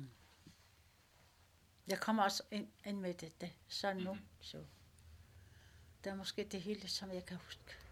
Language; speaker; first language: Danish; non-native, local second language; Kalaallisut